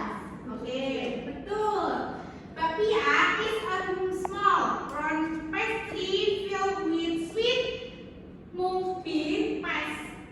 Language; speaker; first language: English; non-native, learner; Indonesian